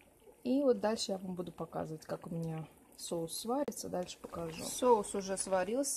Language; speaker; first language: Russian; native; Russian